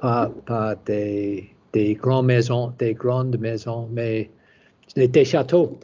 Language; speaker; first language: French; non-native, learner; English